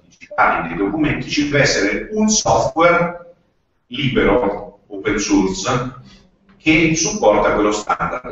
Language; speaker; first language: Italian; native; Italian